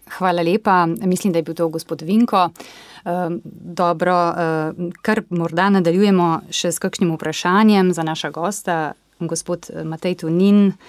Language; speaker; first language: Slovenian; native; Slovenian